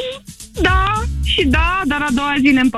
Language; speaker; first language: Romanian; native; Romanian